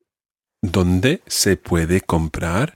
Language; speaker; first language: Spanish; non-native, fluent; English